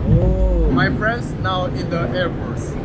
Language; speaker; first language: English; non-native, learner; Korean